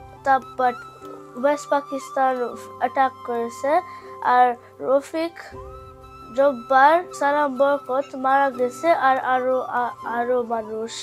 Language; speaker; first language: Bangla; early bilingual, heritage; Bangla